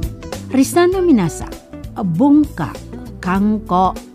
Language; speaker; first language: Japanese; non-native, learner; Indonesian